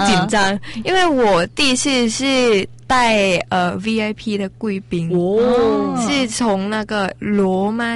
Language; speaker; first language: Chinese; non-native, learner; Thai